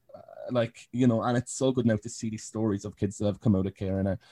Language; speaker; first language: English; native; English